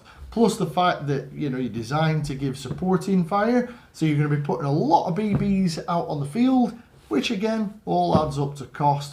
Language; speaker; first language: English; native; English